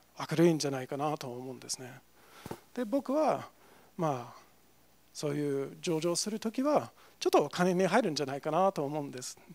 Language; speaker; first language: Japanese; non-native, fluent; English